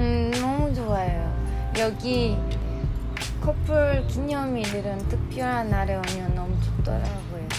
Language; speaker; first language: Korean; non-native, learner; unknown